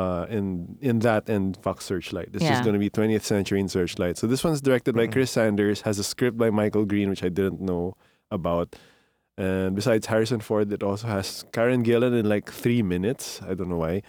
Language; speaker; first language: English; non-native, local second language; Filipino